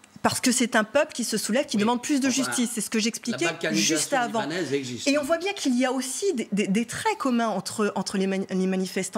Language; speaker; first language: French; native; French